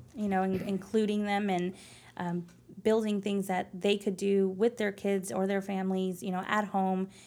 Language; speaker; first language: English; early bilingual, other home language; Spanish